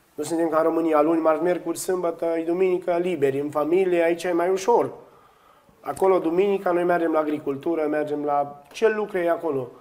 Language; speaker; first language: Romanian; native; Romanian